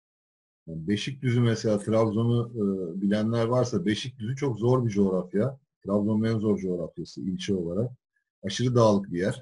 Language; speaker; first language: Turkish; native; Turkish